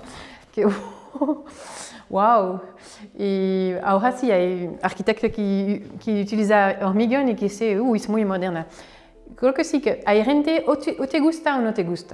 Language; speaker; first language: Spanish; non-native, fluent; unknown